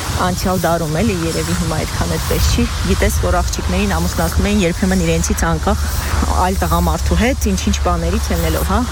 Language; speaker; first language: Armenian; native; Armenian